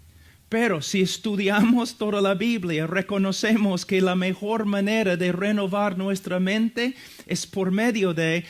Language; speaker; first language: Spanish; non-native, fluent; English